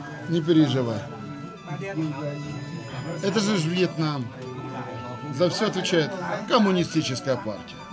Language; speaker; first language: Russian; native; Russian